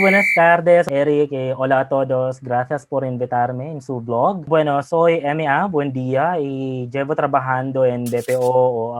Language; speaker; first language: Spanish; non-native, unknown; Filipino